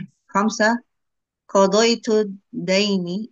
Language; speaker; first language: Arabic; non-native, learner; Indonesian